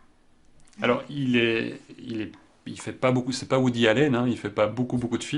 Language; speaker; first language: French; native; French